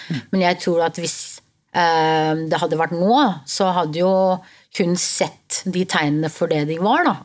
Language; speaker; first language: Norwegian; early bilingual, other home language; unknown